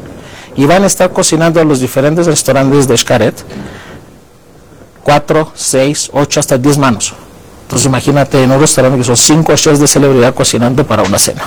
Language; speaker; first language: Spanish; non-native, fluent; Greek